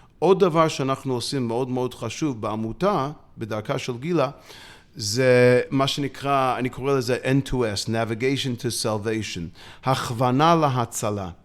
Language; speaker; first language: Hebrew; non-native, fluent; English